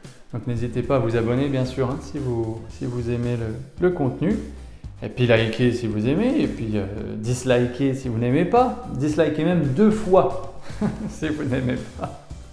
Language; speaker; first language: French; native; French